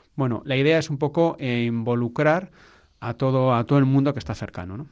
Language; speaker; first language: Spanish; native; Spanish